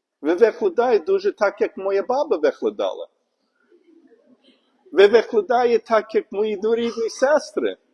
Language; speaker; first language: Ukrainian; non-native, learner; English